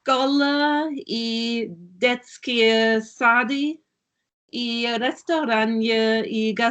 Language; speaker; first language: Russian; non-native, learner; German